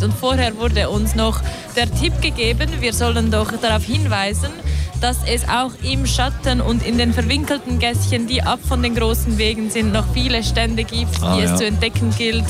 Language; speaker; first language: German; native; German